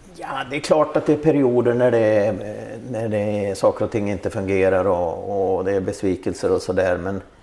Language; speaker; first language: Swedish; native; Swedish